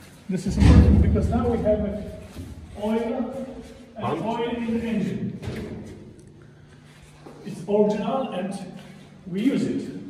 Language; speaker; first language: English; non-native, learner; Polish